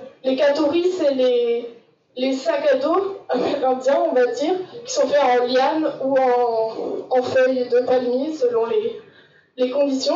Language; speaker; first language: French; native; French